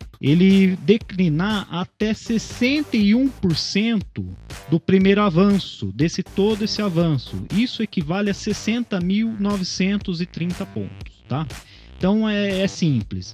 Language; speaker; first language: Portuguese; native; Portuguese